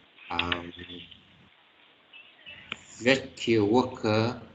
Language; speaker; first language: English; non-native, learner; Vietnamese